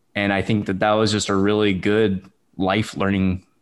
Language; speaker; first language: English; native; English